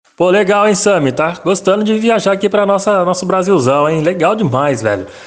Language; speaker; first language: Portuguese; native; Portuguese